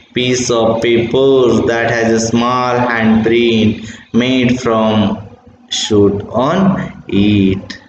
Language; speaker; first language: English; non-native, local second language; Marathi